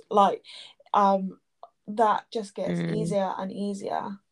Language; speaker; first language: English; native; English